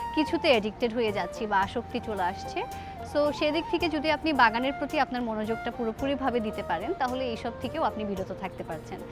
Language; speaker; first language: Bangla; native; Bangla